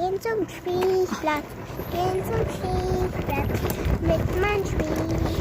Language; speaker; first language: German; non-native, learner; Thai